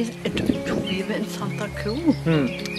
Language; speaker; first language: Spanish; non-native, learner; Norwegian